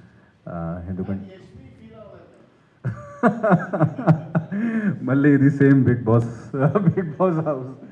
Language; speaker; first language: Telugu; non-native, local second language; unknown